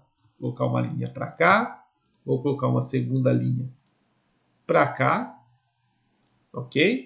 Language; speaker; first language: Portuguese; native; Portuguese